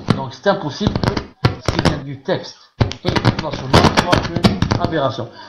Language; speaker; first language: French; non-native, local second language; Arabic